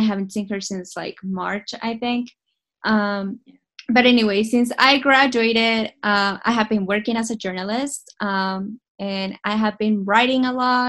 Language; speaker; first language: English; non-native, fluent; Spanish